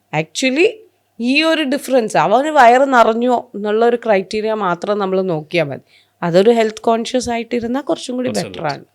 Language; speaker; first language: Malayalam; non-native, local second language; Hindi